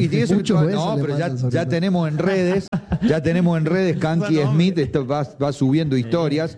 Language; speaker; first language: Spanish; native; Spanish